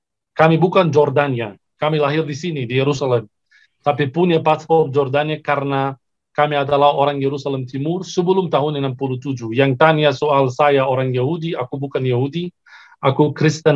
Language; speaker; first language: Indonesian; non-native, fluent; Arabic